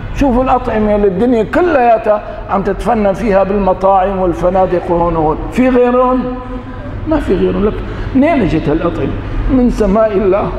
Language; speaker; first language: Arabic; early bilingual, other home language; Kurdish